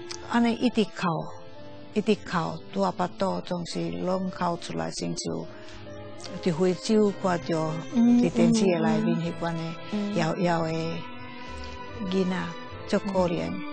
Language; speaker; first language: Chinese; non-native, fluent; Finnish